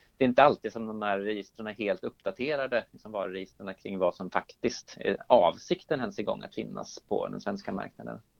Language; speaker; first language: Swedish; native; Swedish